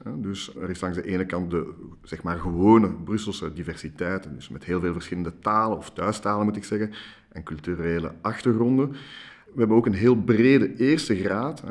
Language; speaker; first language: Dutch; non-native, local second language; French